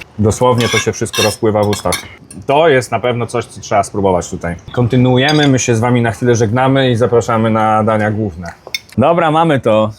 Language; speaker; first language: Polish; native; Polish